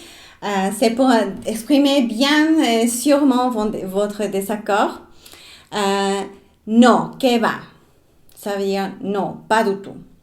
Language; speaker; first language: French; non-native, fluent; Spanish